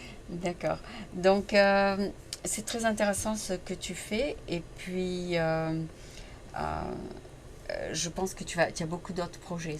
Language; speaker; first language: French; native; French